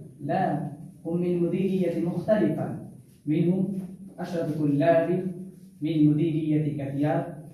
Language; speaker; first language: Arabic; non-native, learner; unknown